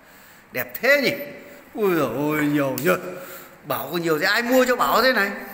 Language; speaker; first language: Vietnamese; native; Vietnamese